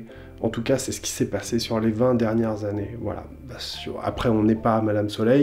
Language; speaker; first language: French; native; French